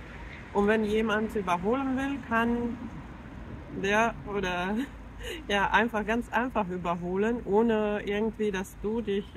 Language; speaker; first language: German; non-native, fluent; Finnish